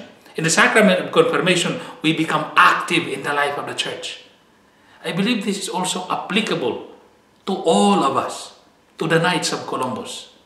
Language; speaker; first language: English; non-native, fluent; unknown